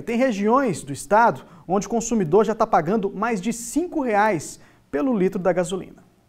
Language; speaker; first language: Portuguese; native; Portuguese